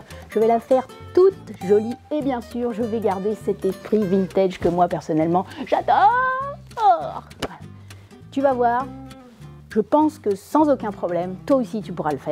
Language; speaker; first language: French; native; French